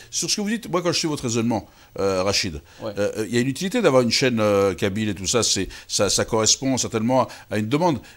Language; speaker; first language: French; early bilingual, other home language; Kabyle